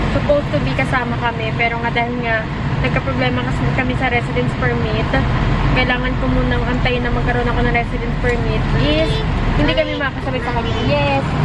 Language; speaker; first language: Filipino; native; Filipino